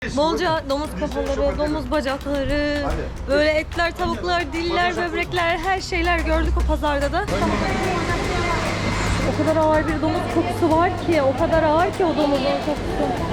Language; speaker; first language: Turkish; native; Turkish